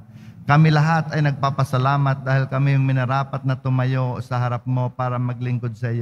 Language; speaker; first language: Filipino; native; Filipino